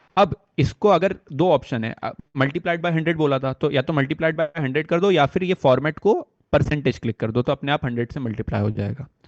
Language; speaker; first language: Hindi; native; Hindi